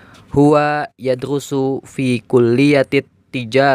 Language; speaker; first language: Arabic; non-native, learner; Indonesian